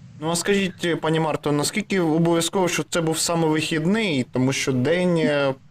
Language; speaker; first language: Ukrainian; native; Ukrainian